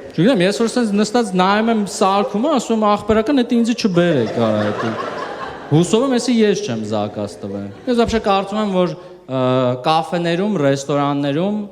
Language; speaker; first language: Armenian; early bilingual, heritage; Armenian